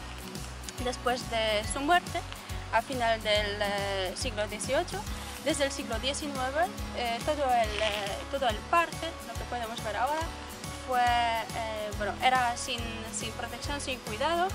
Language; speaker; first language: Spanish; non-native, fluent; Polish